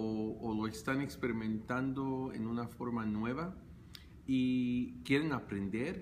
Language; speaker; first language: Spanish; early bilingual, heritage; Spanish